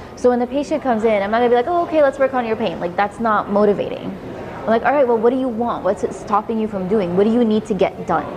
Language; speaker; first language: English; early bilingual, other home language; Arabic